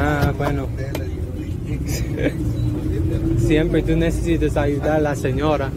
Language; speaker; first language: Spanish; non-native, learner; English